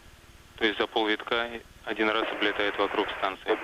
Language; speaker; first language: Russian; native; Russian